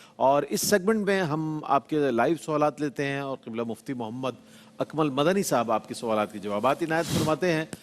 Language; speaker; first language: Urdu; native; Urdu